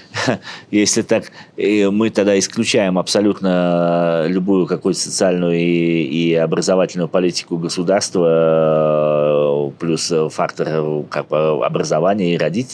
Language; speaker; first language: Russian; native; Russian